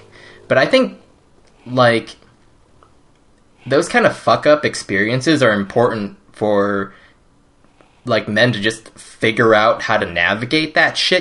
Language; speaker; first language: English; early bilingual, other home language; Cantonese